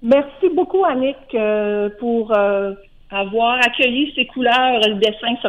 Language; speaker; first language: French; native; French